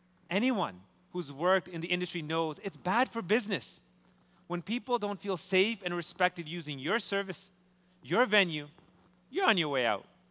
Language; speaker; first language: English; native; English